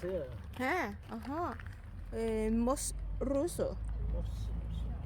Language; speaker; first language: Swedish; non-native, learner; Thai